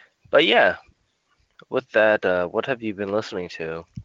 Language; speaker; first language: English; native; English